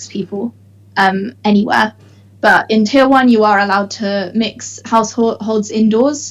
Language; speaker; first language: English; native; English